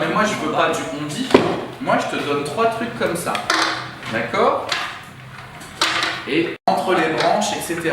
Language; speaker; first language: French; native; French